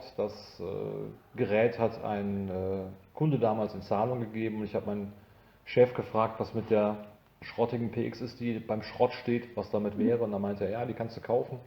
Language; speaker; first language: German; native; German